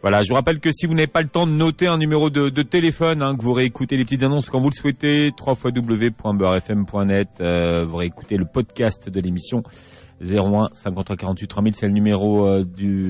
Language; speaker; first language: French; native; French